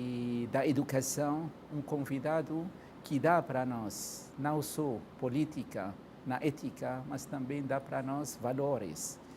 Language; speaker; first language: Portuguese; non-native, fluent; Arabic